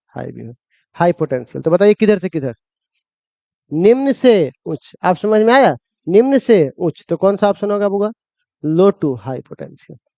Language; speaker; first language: Hindi; native; Hindi